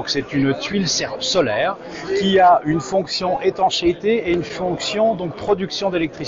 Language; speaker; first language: French; native; French